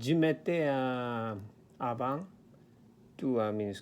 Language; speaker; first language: French; non-native, learner; Korean